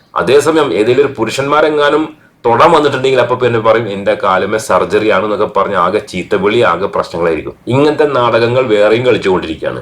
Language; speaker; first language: Malayalam; native; Malayalam